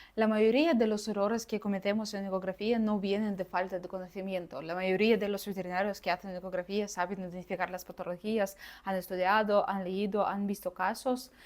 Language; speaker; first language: Spanish; non-native, fluent; Russian